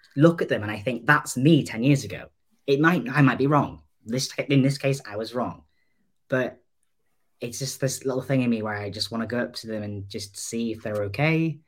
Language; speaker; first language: English; native; English